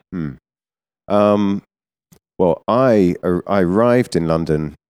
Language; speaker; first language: English; native; English